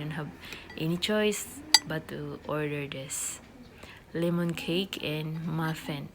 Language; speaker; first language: English; non-native, local second language; Cebuano